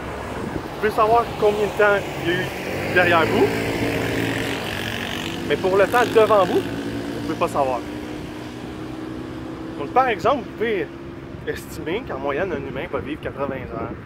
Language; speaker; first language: French; native; French